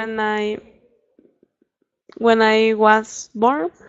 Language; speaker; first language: English; non-native, learner; Spanish